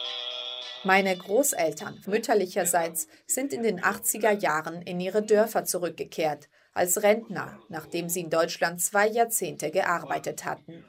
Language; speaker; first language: German; early bilingual, other home language; Greek